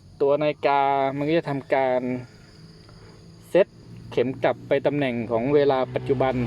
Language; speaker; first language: Thai; native; Thai